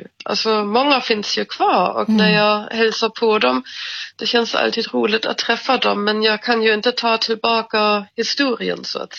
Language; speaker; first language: Swedish; non-native, fluent; German